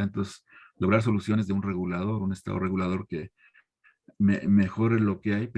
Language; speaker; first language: Spanish; native; Spanish